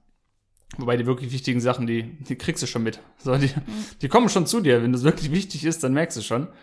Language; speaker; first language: German; native; German